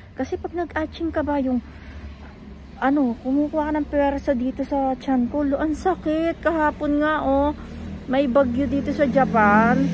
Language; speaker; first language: Filipino; native; Filipino